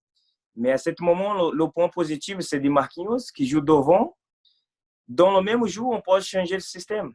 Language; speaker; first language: French; non-native, fluent; Portuguese